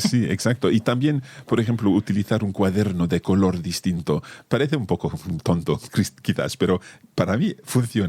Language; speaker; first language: Spanish; non-native, fluent; English